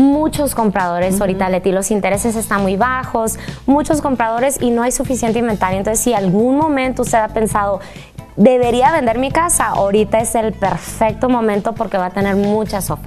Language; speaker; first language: Spanish; native; Spanish